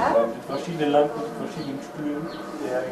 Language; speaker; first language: German; native; German